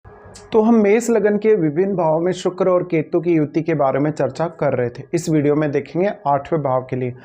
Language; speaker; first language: Hindi; native; Hindi